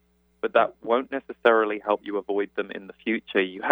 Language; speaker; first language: English; native; English